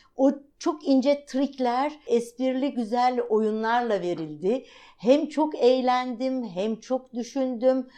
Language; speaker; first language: Turkish; native; Turkish